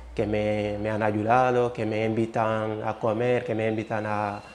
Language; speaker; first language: Spanish; non-native, fluent; Wolof